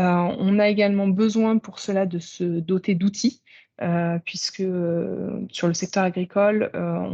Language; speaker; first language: French; native; French